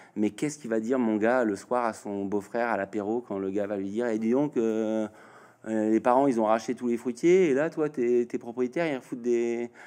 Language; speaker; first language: French; native; French